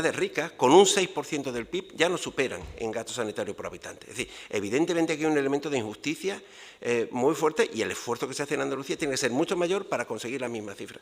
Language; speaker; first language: Spanish; native; Spanish